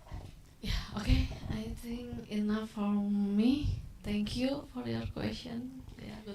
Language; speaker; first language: English; non-native, learner; Indonesian